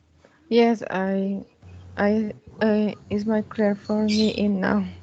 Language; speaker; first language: English; non-native, learner; Spanish